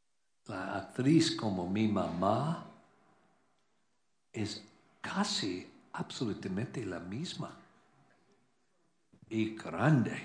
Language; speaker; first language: Spanish; non-native, learner; English